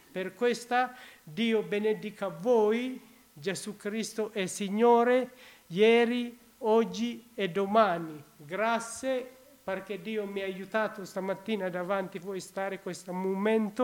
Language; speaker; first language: Italian; non-native, learner; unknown